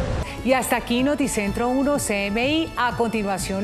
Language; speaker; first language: Spanish; native; Spanish